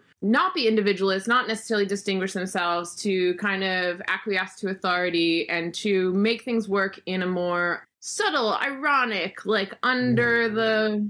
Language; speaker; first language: English; native; English